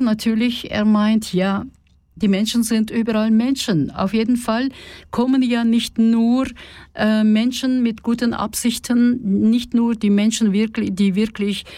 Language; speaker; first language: German; non-native, fluent; Russian